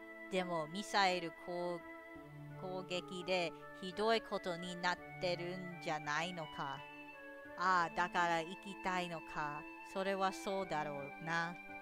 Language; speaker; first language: Japanese; non-native, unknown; English